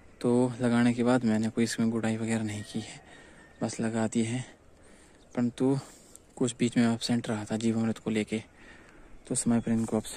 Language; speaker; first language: Hindi; native; Hindi